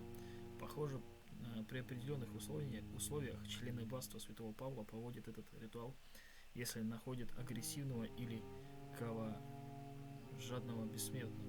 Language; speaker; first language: Russian; native; Russian